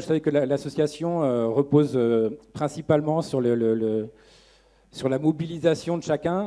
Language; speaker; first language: French; native; French